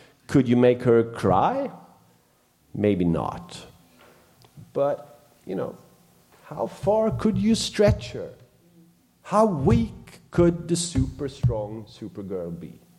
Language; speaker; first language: English; non-native, fluent; Swedish